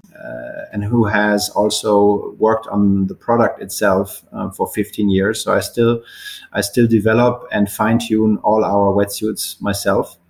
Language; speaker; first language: English; non-native, fluent; German